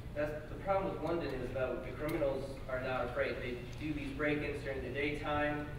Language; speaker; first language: English; native; English